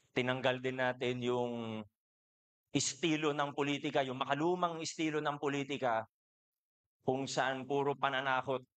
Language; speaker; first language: Filipino; native; Filipino